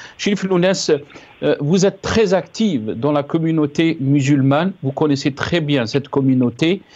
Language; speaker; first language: French; non-native, local second language; Kabyle